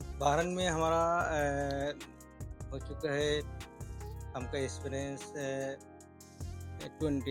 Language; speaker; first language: Hindi; non-native, fluent; Bangla